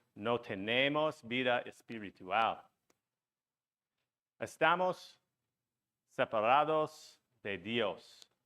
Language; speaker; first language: Spanish; non-native, learner; English